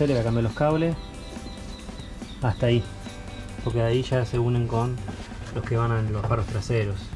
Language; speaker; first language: Spanish; native; Spanish